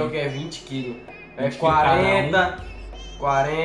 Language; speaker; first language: Portuguese; native; Portuguese